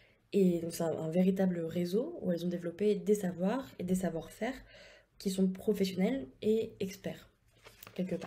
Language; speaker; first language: French; native; French